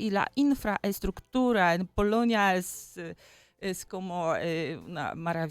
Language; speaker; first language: Spanish; non-native, fluent; Polish